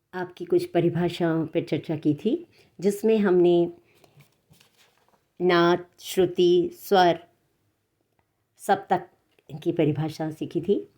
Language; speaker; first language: Hindi; native; Hindi